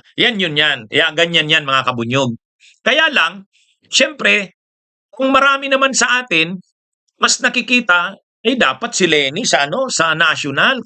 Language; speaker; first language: Filipino; non-native, local second language; Bikol